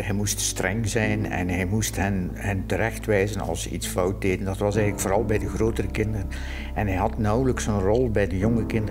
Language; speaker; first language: Dutch; native; Dutch